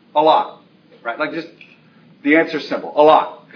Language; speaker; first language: English; native; English